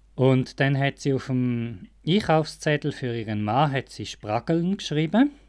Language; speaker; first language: German; native; German